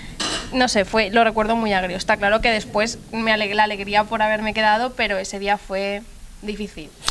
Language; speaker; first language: Spanish; native; Spanish